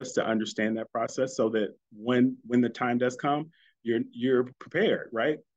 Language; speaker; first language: English; native; English